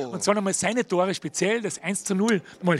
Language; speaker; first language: German; native; German